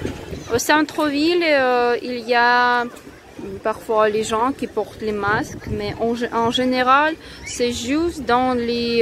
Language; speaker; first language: French; non-native, learner; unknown